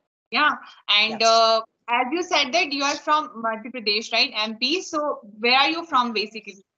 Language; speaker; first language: English; non-native, local second language; Hindi